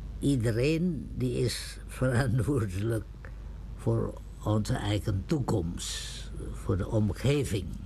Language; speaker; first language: Dutch; non-native, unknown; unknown